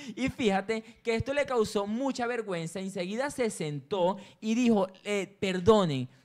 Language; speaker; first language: Spanish; native; Spanish